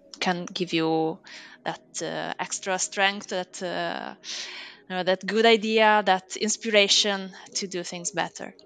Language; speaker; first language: English; non-native, fluent; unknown